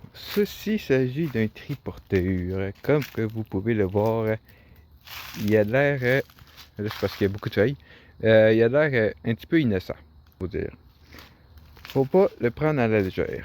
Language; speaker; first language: French; native; French